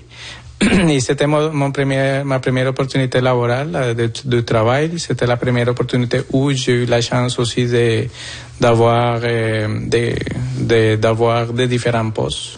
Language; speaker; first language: French; non-native, fluent; Spanish